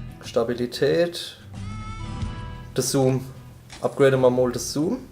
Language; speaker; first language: German; native; German